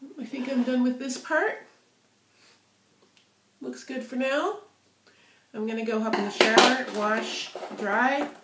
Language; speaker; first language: English; native; English